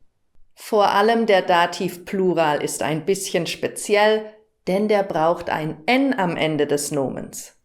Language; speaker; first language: German; native; German